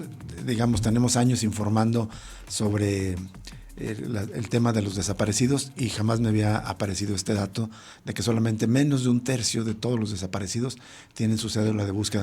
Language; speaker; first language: Spanish; native; Spanish